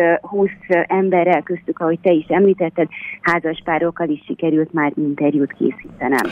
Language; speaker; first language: Hungarian; native; Hungarian